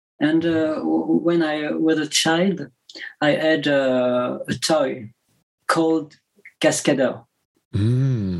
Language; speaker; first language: English; non-native, learner; French